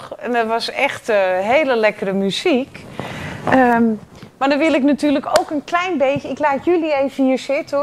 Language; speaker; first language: Dutch; native; Dutch